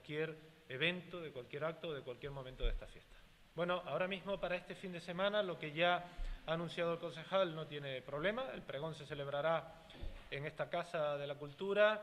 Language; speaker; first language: Spanish; native; Spanish